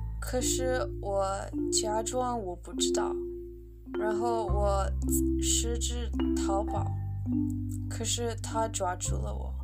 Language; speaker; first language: Chinese; non-native, learner; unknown